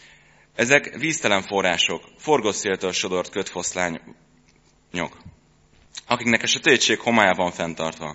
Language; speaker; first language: Hungarian; native; Hungarian